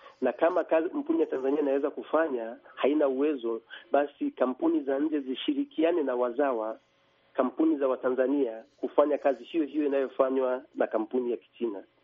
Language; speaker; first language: Swahili; native; Swahili